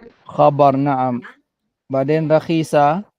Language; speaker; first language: Arabic; non-native, fluent; Filipino